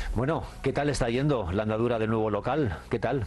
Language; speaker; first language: Spanish; native; Spanish